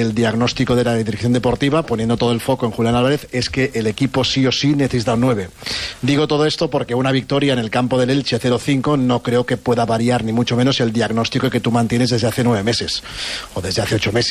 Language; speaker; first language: Spanish; native; Spanish